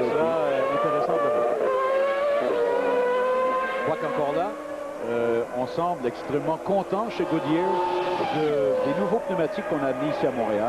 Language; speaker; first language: French; native; French